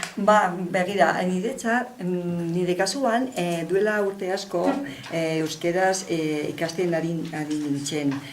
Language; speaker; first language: Basque; non-native, learner; Spanish